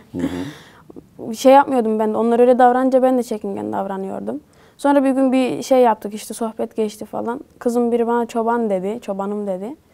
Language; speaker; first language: Turkish; native; Turkish